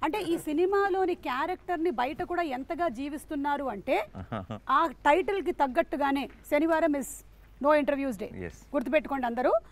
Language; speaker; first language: Telugu; native; Telugu